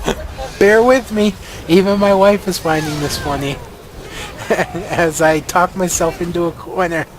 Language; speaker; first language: English; native; English